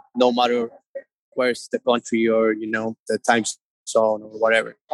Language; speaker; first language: English; non-native, fluent; Spanish